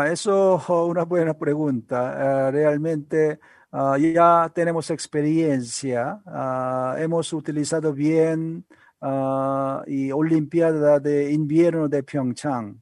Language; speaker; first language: Spanish; non-native, learner; Korean